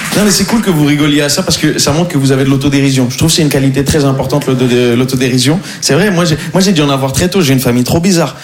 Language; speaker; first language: French; non-native, local second language; Arabic